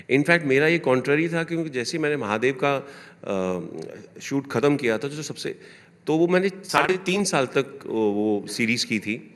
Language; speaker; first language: Hindi; native; Hindi